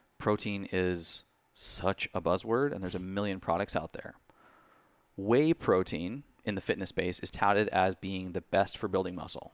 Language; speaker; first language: English; native; English